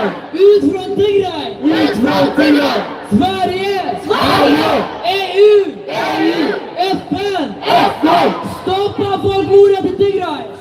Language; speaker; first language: Swedish; early bilingual, other home language; Tigrinya